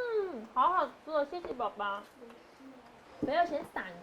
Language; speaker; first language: Chinese; native; Chinese